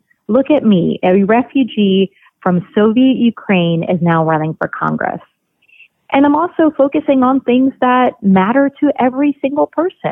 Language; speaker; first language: English; early bilingual, other home language; Russian